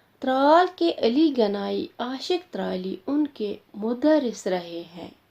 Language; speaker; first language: Urdu; non-native, local second language; Kashmiri